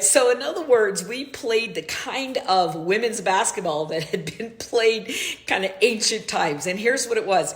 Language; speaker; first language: English; native; English